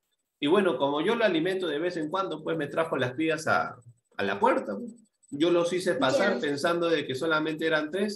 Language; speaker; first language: Spanish; native; Spanish